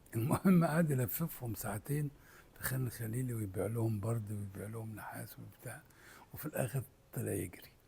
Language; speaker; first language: Egyptian Arabic; native; Egyptian Arabic